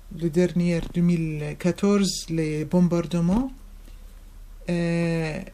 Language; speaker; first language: French; non-native, fluent; Arabic